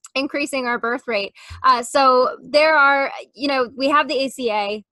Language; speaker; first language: English; native; English